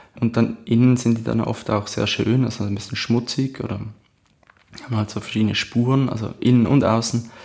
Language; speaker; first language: German; native; German